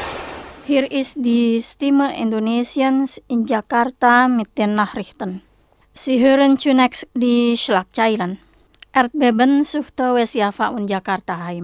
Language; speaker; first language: German; non-native, fluent; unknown